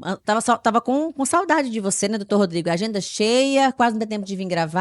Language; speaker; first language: Portuguese; native; Portuguese